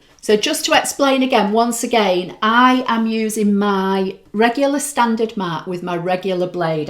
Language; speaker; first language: English; native; English